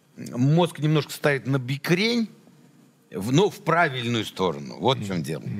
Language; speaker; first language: Russian; native; Russian